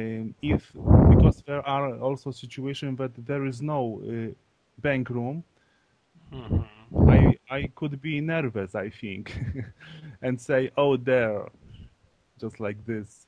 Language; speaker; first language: English; non-native, learner; Polish